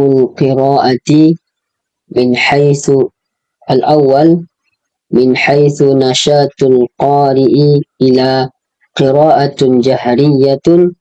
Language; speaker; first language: Arabic; non-native, learner; Indonesian